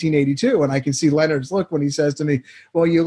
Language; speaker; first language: English; native; English